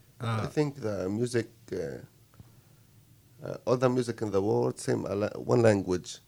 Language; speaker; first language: English; non-native, learner; Arabic